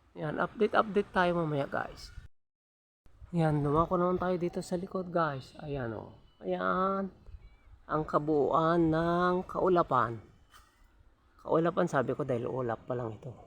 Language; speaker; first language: Filipino; non-native, local second language; Iloko